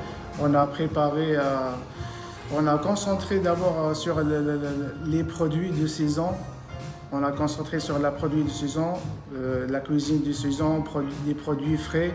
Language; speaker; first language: French; non-native, local second language; Arabic